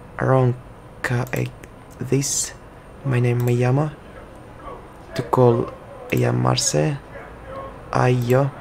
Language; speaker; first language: Spanish; non-native, learner; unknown